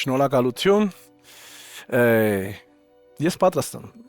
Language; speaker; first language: Armenian; non-native, learner; Spanish